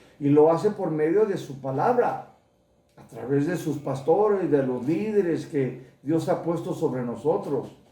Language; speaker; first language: Spanish; early bilingual, heritage; Spanish